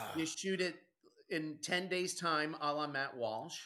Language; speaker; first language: English; native; English